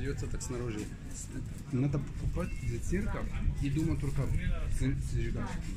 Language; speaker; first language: Russian; non-native, learner; Arabic